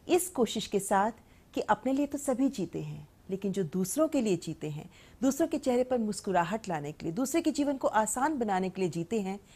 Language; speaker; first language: Hindi; native; Hindi